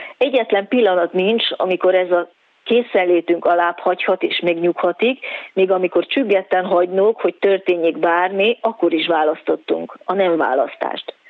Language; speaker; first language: Hungarian; native; Hungarian